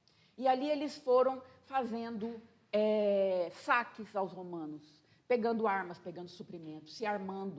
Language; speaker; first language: Portuguese; native; Portuguese